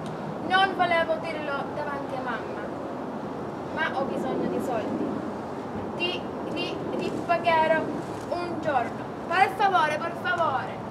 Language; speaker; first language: Italian; non-native, learner; English